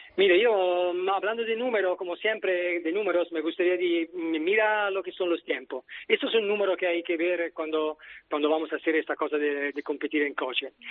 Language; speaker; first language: Spanish; non-native, fluent; Italian